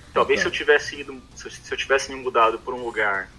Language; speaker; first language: Portuguese; native; Portuguese